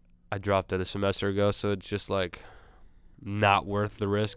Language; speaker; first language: English; native; English